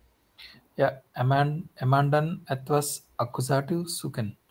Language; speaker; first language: German; non-native, learner; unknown